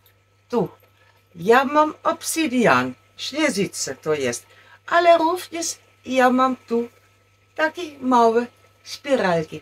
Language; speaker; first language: Polish; non-native, learner; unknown